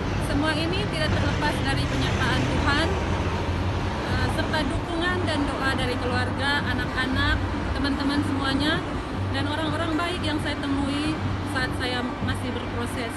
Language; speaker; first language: Indonesian; non-native, local second language; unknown